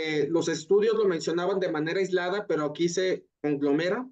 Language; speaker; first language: Spanish; native; Spanish